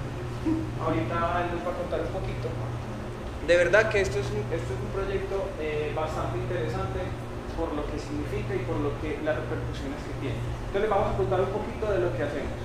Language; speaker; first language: Spanish; native; Spanish